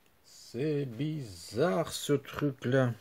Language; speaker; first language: French; non-native, fluent; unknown